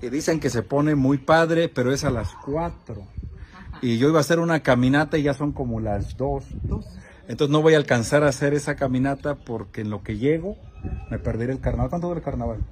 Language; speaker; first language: Spanish; native; Spanish